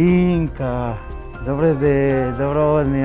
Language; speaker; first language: Russian; non-native, learner; Spanish